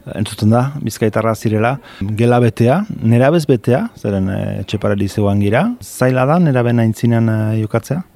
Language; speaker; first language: Basque; native; Basque